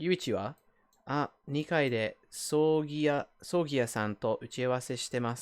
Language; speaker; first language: Japanese; non-native, fluent; English